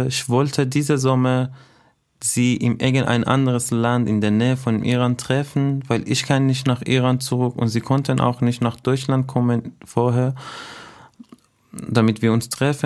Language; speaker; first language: German; non-native, fluent; Persian